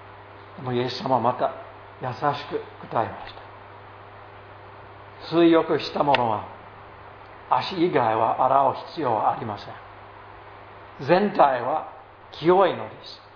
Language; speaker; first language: Japanese; non-native, fluent; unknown